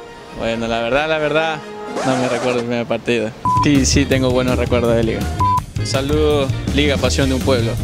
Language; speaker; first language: Spanish; native; Spanish